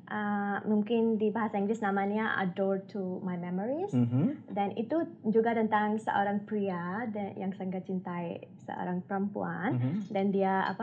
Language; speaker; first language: Indonesian; non-native, learner; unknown